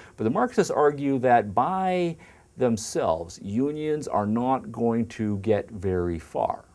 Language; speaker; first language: English; native; English